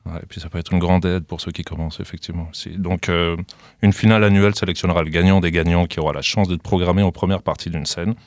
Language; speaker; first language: French; native; French